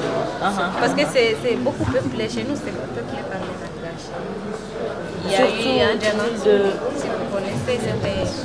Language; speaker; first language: French; non-native, local second language; Comorian